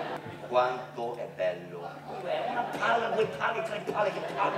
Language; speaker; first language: Italian; non-native, fluent; English